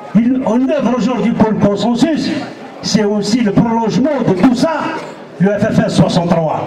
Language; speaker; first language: French; non-native, local second language; Kabyle